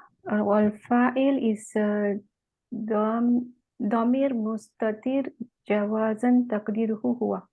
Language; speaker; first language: Arabic; non-native, learner; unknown